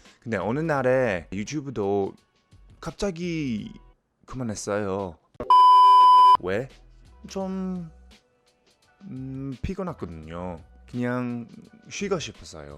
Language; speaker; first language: Korean; non-native, fluent; English